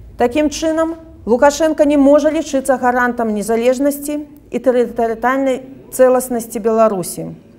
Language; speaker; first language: Belarusian; non-native, local second language; Russian